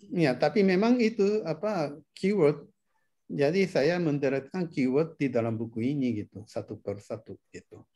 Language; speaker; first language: Indonesian; non-native, fluent; Japanese